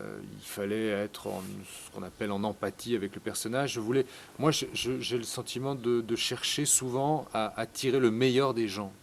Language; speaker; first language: French; native; French